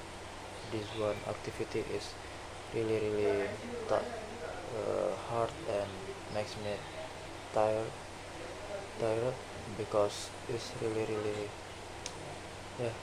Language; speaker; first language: English; non-native, learner; Indonesian